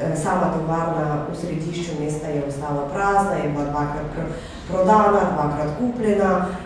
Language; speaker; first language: Slovenian; non-native, fluent; Russian